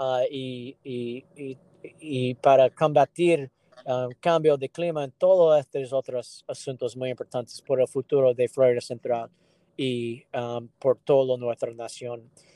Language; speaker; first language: Spanish; non-native, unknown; English